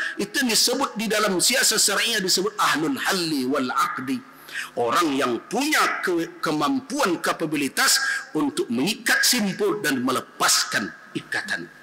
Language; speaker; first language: Malay; non-native, local second language; Minangkabau